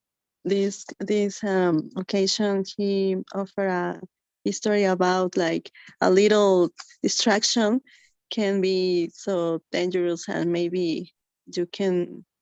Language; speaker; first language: English; non-native, learner; Spanish